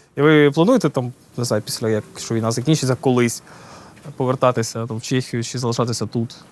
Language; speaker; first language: Ukrainian; native; Ukrainian